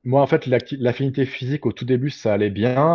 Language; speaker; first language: French; native; French